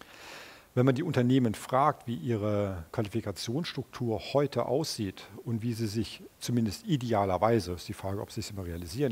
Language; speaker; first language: German; native; German